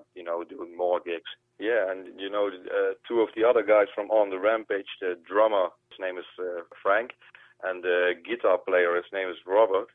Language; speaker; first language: English; non-native, fluent; Dutch